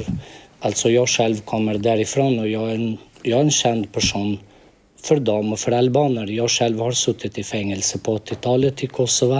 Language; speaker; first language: Swedish; early bilingual, other home language; Albanian